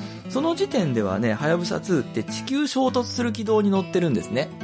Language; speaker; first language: Japanese; native; Japanese